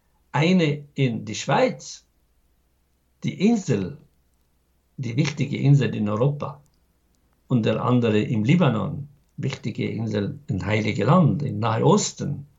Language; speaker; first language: German; non-native, fluent; Arabic